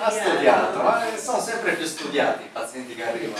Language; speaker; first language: Italian; native; Italian